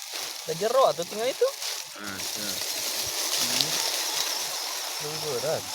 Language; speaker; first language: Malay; non-native, local second language; Sundanese